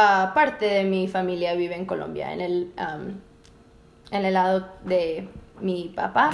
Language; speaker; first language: Spanish; early bilingual, heritage; Spanish